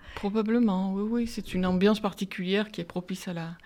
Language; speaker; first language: French; native; French